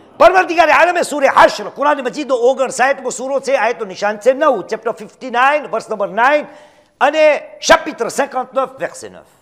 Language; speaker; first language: Gujarati; early bilingual, heritage; Gujarati